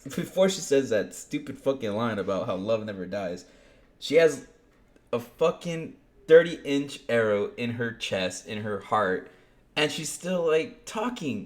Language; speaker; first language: English; native; English